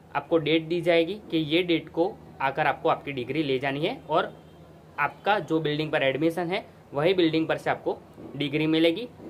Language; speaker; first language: Hindi; non-native, local second language; Gujarati